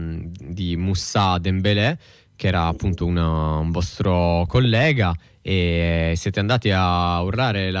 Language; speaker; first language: Italian; native; Italian